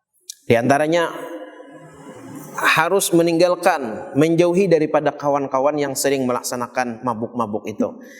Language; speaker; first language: Indonesian; non-native, local second language; Banjar